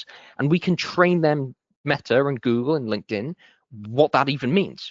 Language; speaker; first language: English; native; English